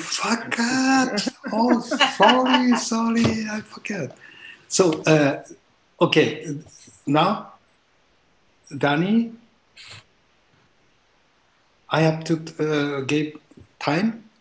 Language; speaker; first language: English; non-native, learner; Japanese